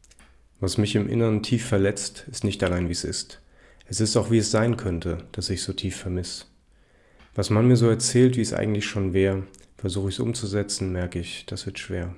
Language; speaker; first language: German; native; German